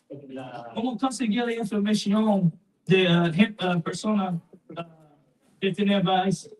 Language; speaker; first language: Spanish; non-native, learner; English